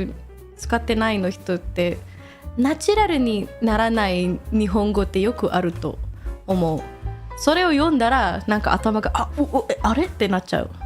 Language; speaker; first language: Japanese; non-native, fluent; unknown